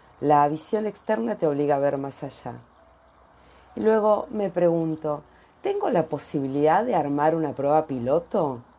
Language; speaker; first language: Spanish; native; Spanish